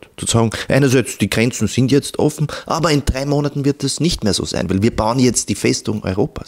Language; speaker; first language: German; native; German